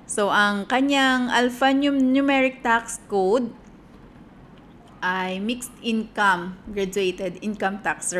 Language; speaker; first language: Filipino; native; Filipino